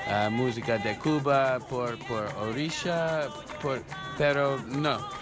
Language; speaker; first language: Spanish; non-native, learner; English